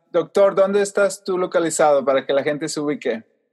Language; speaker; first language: Spanish; native; Spanish